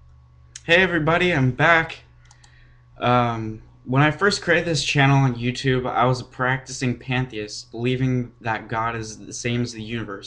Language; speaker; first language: English; native; English